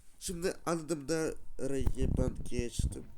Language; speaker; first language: Turkish; non-native, learner; Russian